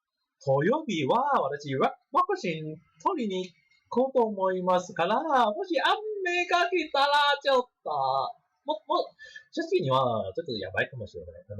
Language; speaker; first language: Japanese; non-native, learner; English